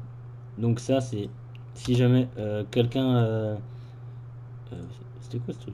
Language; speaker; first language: French; native; French